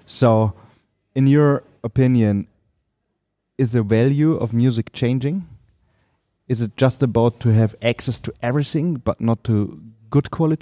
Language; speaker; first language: English; non-native, fluent; German